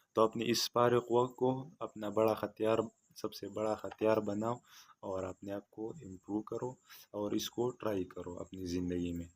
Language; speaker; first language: Urdu; non-native, local second language; Pashto